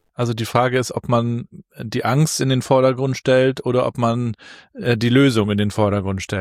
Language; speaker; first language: German; native; German